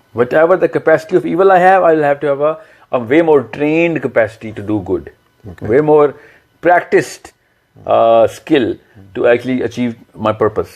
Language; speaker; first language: English; non-native, local second language; Urdu